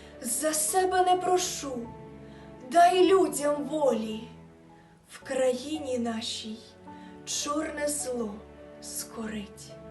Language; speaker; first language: Ukrainian; native; Ukrainian